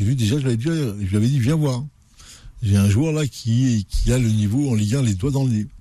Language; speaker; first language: French; non-native, local second language; Arabic